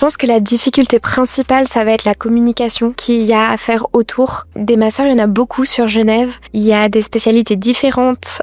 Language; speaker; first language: French; native; French